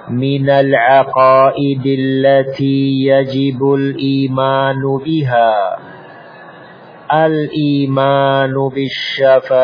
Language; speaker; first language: Arabic; non-native, fluent; Indonesian